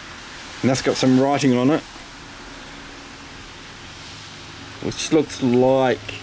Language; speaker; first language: English; native; English